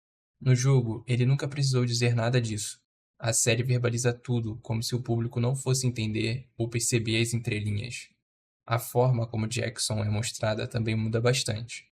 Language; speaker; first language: Portuguese; native; Portuguese